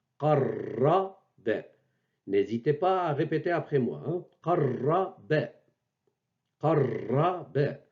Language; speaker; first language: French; non-native, local second language; Arabic